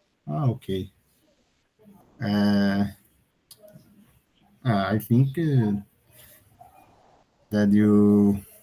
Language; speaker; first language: English; non-native, learner; Portuguese